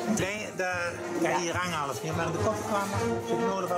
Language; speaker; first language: Dutch; native; Dutch